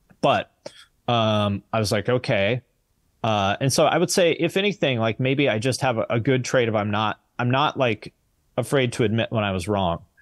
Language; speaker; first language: English; native; English